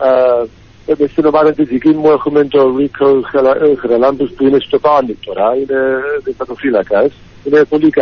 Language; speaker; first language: Greek; early bilingual, heritage; Greek